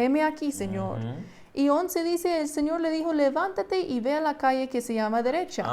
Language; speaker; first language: Spanish; non-native, fluent; English